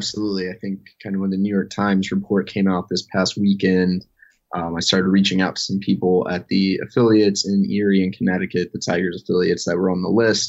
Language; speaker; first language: English; native; English